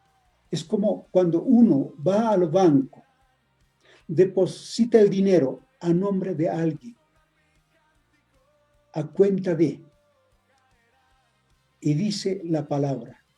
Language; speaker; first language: Spanish; native; Spanish